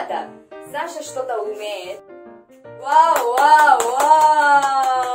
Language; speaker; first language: Russian; non-native, learner; Korean